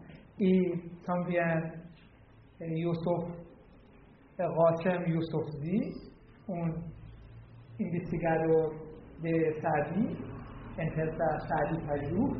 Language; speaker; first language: Spanish; non-native, learner; Persian